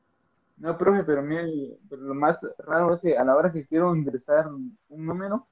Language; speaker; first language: Spanish; native; Spanish